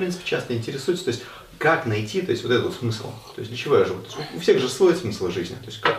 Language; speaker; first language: Russian; native; Russian